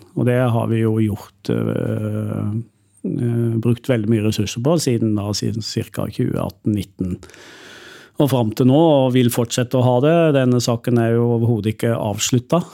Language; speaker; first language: Norwegian; native; Norwegian